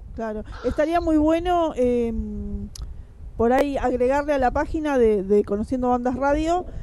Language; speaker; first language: Spanish; native; Spanish